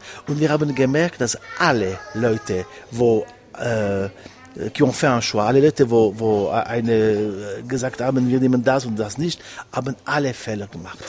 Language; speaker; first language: German; non-native, local second language; French